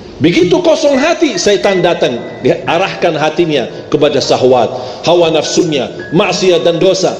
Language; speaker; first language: Malay; non-native, fluent; Arabic